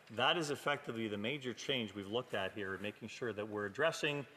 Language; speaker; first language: English; native; English